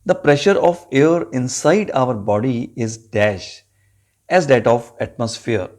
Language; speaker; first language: English; non-native, local second language; Punjabi